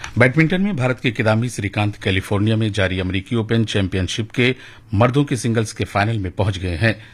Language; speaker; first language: Urdu; native; Urdu